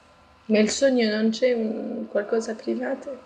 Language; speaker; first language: Italian; non-native, learner; French